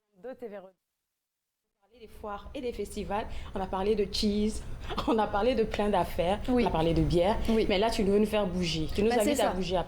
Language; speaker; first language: French; native; French